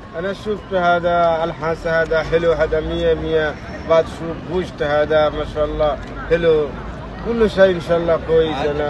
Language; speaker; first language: Arabic; non-native, learner; Bangla